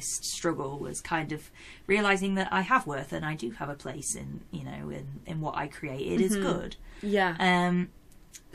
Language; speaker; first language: English; native; English